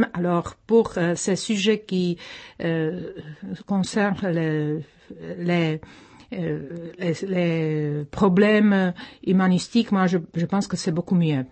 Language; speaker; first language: French; non-native, fluent; Czech